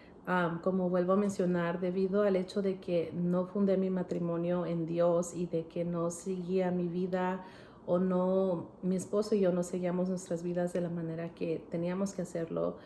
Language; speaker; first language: Spanish; early bilingual, heritage; Spanish